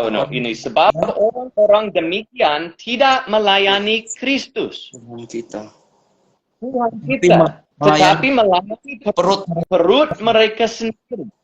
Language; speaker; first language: Indonesian; non-native, fluent; English